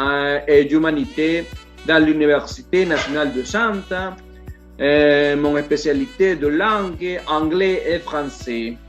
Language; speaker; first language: French; non-native, learner; Spanish